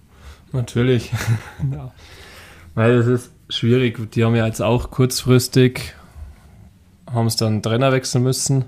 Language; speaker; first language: German; native; German